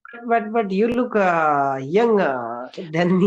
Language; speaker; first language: English; non-native, learner; Hindi